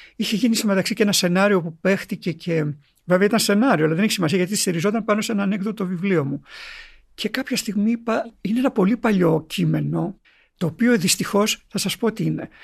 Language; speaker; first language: Greek; native; Greek